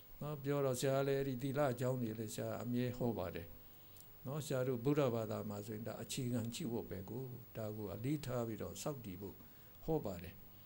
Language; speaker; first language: Burmese; native; Burmese